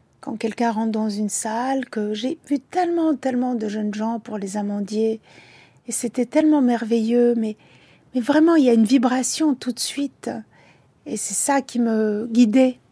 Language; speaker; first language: French; early bilingual, other home language; Italian